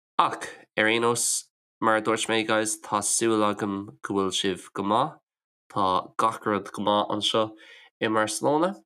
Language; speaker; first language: Irish; non-native, local second language; English